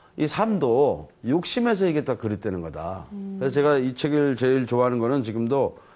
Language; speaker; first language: Korean; native; Korean